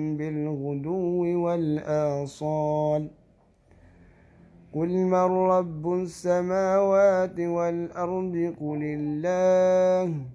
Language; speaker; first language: Arabic; non-native, learner; Indonesian